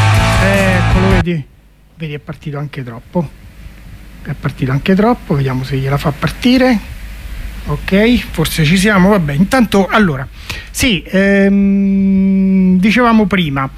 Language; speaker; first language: Italian; native; Italian